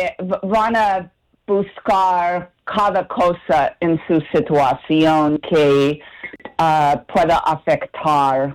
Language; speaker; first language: Spanish; non-native, learner; English